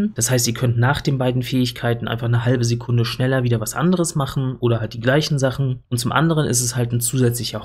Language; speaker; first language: German; native; German